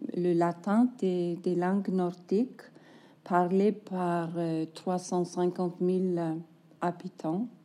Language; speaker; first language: French; non-native, fluent; Icelandic